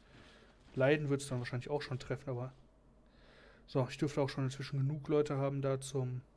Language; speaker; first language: German; native; German